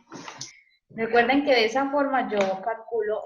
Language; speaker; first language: Spanish; native; Spanish